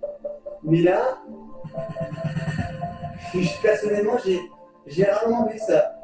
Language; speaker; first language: French; native; French